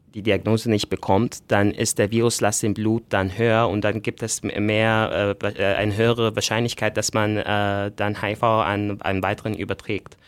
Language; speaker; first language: German; non-native, fluent; Arabic